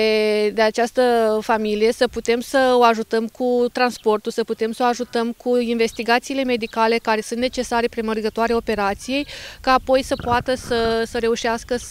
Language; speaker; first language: Romanian; native; Romanian